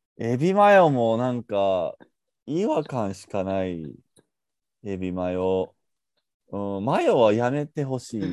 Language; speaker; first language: Japanese; non-native, fluent; English